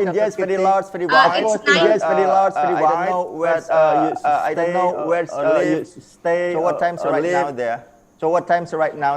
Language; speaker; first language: English; non-native, learner; Indonesian